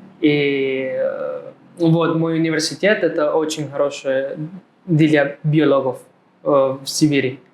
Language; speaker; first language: Russian; non-native, fluent; Spanish